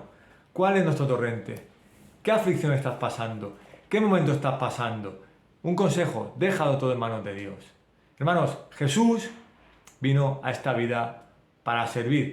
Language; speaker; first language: Spanish; native; Spanish